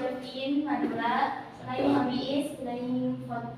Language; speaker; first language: English; non-native, learner; Indonesian